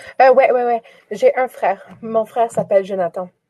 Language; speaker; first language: French; native; French